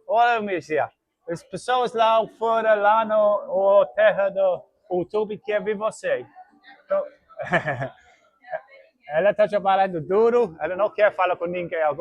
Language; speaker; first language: Portuguese; non-native, learner; English